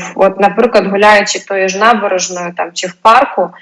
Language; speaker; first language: Ukrainian; non-native, local second language; Russian